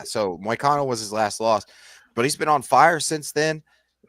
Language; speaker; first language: English; native; English